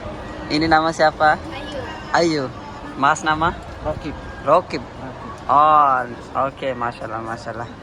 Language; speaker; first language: Indonesian; non-native, local second language; Urdu